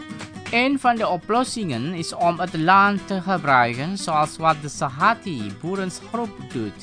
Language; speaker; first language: Dutch; non-native, fluent; Indonesian